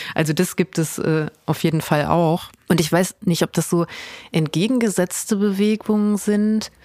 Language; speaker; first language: German; native; German